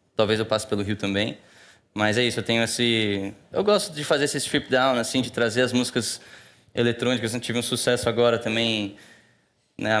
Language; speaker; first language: Portuguese; native; Portuguese